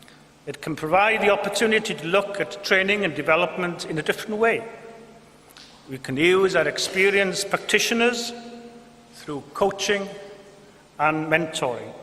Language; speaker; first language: English; non-native, local second language; Welsh